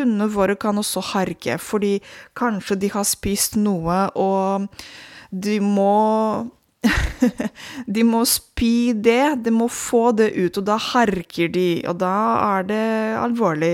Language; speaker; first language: Norwegian; non-native, fluent; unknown